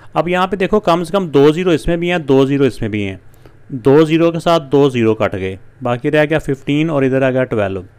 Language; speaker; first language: Urdu; non-native, local second language; Punjabi